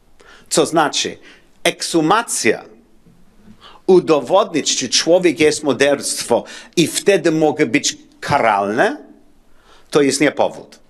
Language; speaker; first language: Polish; non-native, learner; English